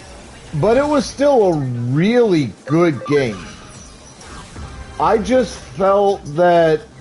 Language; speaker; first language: English; native; English